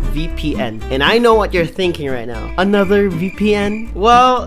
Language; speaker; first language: English; non-native, local second language; Filipino